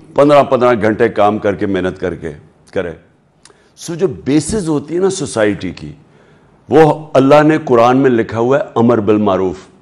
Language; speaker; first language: Urdu; native; Urdu